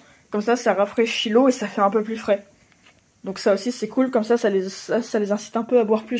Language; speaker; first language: French; native; French